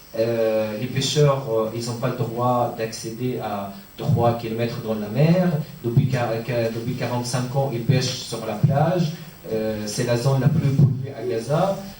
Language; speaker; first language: French; non-native, fluent; Arabic